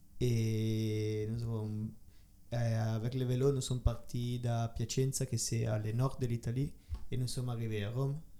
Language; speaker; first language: French; non-native, learner; Italian